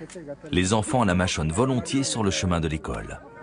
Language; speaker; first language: French; native; French